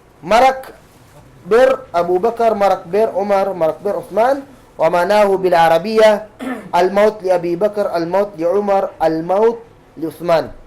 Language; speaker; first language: Arabic; non-native, fluent; Cebuano